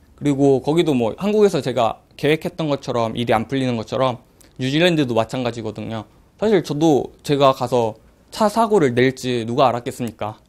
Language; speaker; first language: Korean; native; Korean